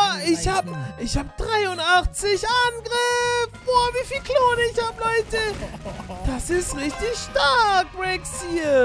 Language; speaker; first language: German; native; German